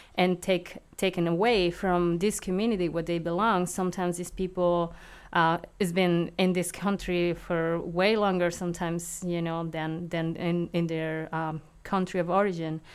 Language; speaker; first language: English; non-native, fluent; Spanish